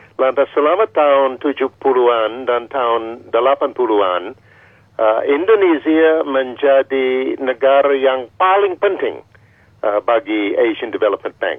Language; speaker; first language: Indonesian; non-native, fluent; English